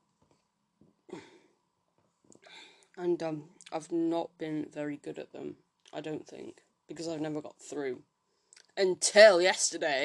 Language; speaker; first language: English; native; English